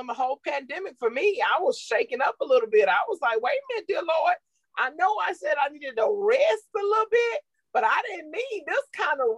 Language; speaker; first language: English; native; English